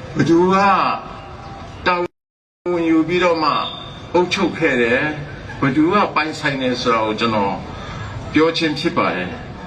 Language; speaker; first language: Burmese; non-native, local second language; Kachin